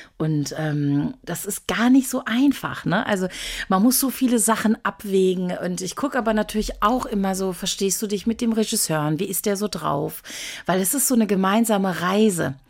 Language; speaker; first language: German; early bilingual, other home language; Turkish